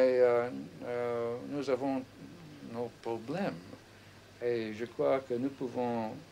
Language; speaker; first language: French; non-native, fluent; English